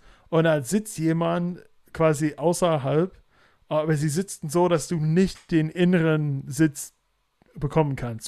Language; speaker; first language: German; non-native, fluent; English